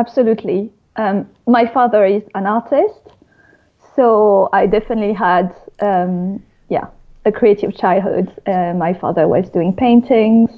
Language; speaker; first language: English; non-native, fluent; French